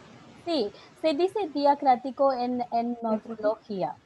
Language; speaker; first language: Spanish; non-native, learner; Hindi